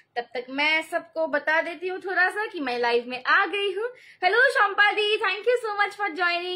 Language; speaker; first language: Hindi; non-native, local second language; Bangla